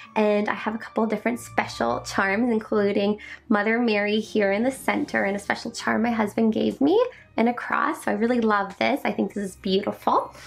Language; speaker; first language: English; native; English